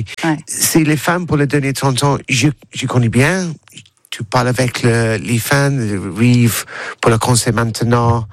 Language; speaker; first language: French; non-native, learner; English